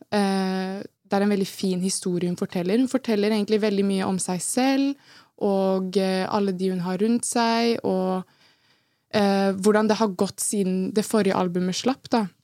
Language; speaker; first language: Norwegian; early bilingual, other home language; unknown